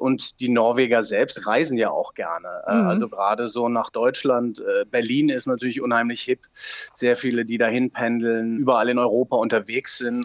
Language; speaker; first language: German; native; German